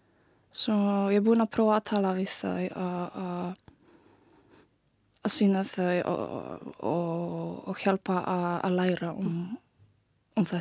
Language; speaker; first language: Icelandic; non-native, learner; Polish